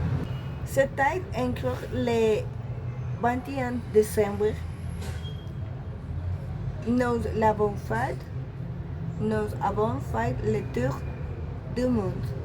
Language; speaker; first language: French; non-native, learner; Spanish